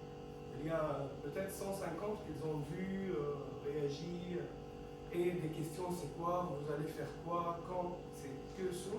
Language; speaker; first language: French; non-native, fluent; Arabic